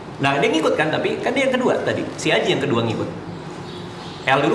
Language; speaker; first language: Indonesian; native; Indonesian